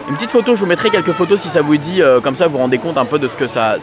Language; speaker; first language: French; native; French